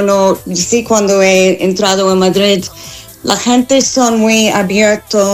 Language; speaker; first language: Spanish; non-native, fluent; English